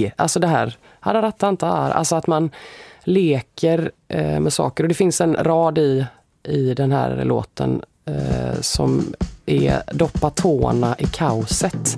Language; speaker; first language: Swedish; native; Swedish